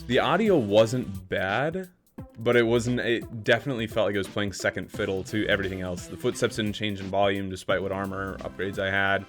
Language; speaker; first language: English; native; English